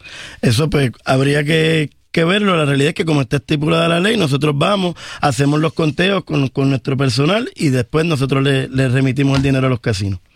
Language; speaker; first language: Spanish; native; Spanish